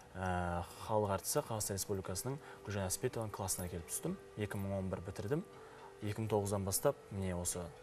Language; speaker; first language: Kazakh; native; Kazakh